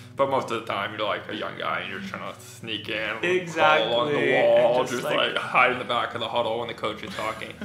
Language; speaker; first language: English; native; English